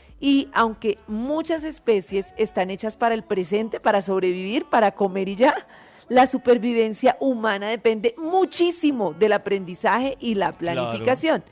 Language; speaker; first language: Spanish; native; Spanish